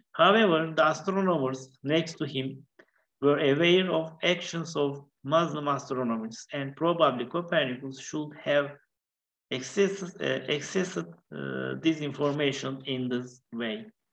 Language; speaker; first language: English; non-native, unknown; Turkish